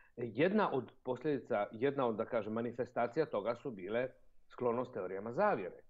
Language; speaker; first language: Serbian; native; Serbian